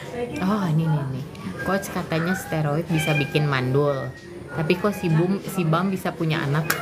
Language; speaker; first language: Indonesian; native; Indonesian